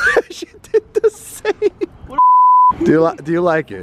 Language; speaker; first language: English; native; English